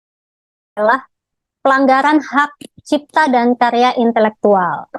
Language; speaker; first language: Indonesian; native; Indonesian